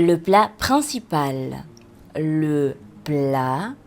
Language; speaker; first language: French; non-native, fluent; Spanish